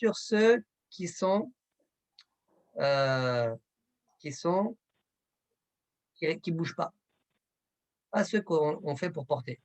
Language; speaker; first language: French; native; French